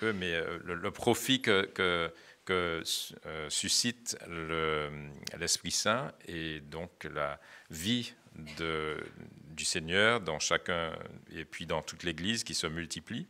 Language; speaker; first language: French; native; French